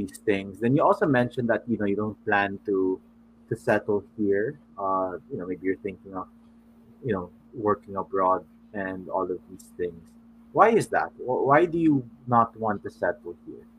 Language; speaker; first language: English; non-native, local second language; Filipino